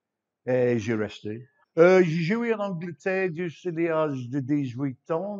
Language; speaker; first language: French; non-native, fluent; English